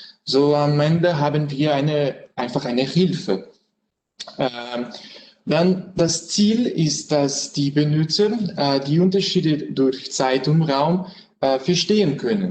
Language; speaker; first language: German; non-native, learner; French